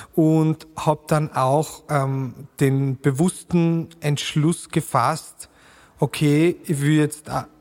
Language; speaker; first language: German; native; German